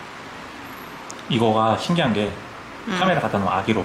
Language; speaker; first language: Korean; native; Korean